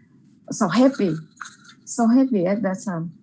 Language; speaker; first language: English; non-native, learner; Vietnamese